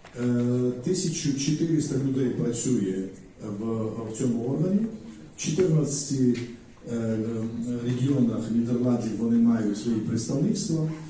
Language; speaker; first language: Ukrainian; non-native, fluent; Georgian